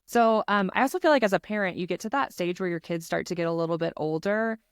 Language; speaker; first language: English; native; English